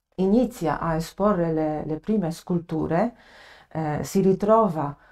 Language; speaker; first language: Italian; non-native, fluent; Polish